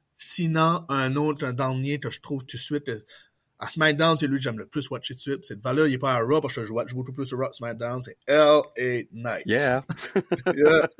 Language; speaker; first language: French; native; French